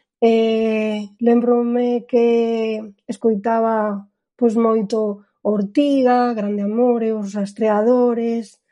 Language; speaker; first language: Galician; non-native, fluent; Spanish